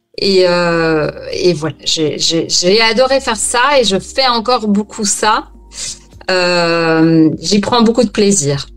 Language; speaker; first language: French; native; French